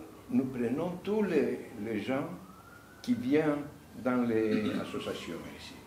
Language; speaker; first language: French; non-native, fluent; Greek